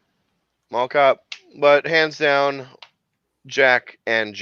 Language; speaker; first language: English; native; English